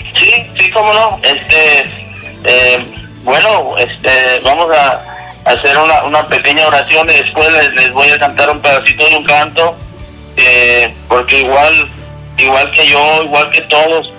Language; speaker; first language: Spanish; native; Spanish